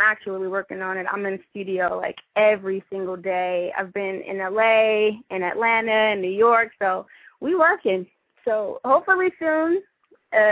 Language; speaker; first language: English; native; English